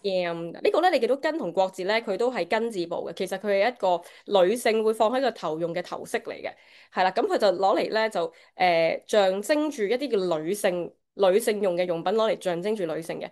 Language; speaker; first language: Cantonese; native; Cantonese